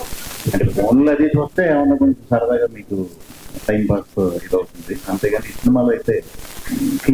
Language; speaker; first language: Telugu; native; Telugu